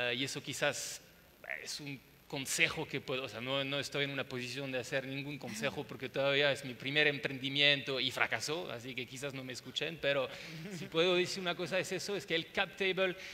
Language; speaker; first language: Spanish; non-native, fluent; French